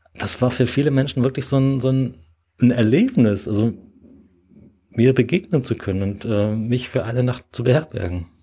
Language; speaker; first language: German; native; German